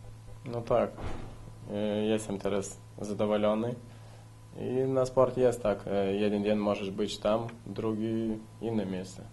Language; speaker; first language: Polish; non-native, learner; Lithuanian